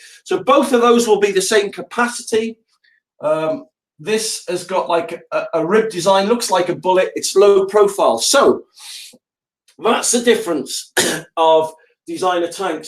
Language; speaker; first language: English; native; English